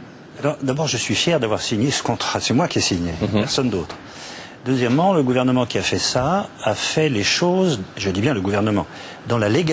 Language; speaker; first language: French; native; French